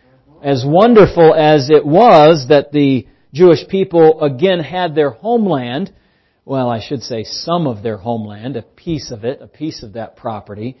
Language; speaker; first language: English; native; English